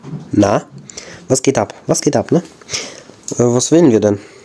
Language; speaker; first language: German; native; German